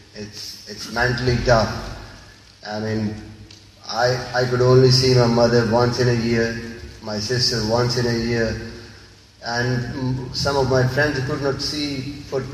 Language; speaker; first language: English; non-native, local second language; Urdu